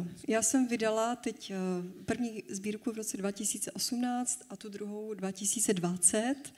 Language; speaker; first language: Czech; native; Czech